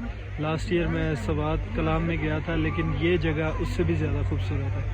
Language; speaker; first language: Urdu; non-native, local second language; Punjabi